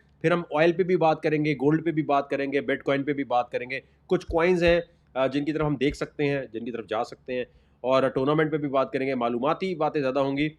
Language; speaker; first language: Urdu; native; Urdu